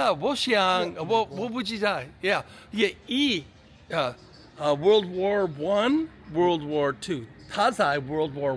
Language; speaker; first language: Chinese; non-native, learner; English